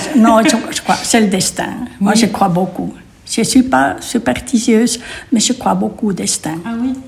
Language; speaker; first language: French; non-native, fluent; Spanish